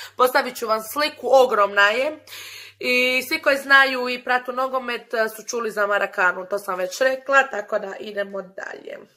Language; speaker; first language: Croatian; early bilingual, other home language; Portuguese